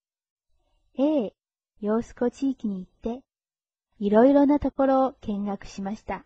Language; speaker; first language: Japanese; non-native, fluent; Chinese